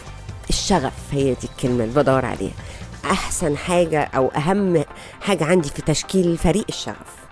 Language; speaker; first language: Arabic; native; Arabic